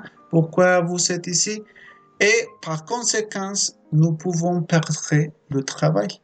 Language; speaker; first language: French; non-native, fluent; Spanish